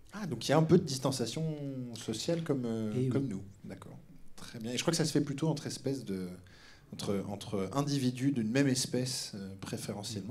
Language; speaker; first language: French; native; French